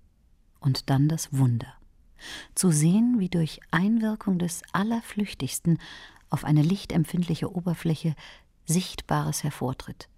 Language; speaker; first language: German; native; German